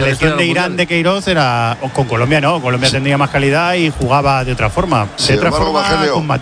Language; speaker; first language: Spanish; native; Spanish